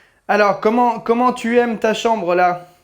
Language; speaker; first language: French; native; French